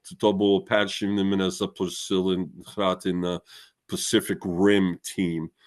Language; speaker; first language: Ukrainian; early bilingual, heritage; Ukrainian